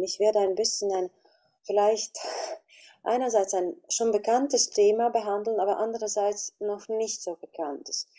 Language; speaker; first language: German; non-native, fluent; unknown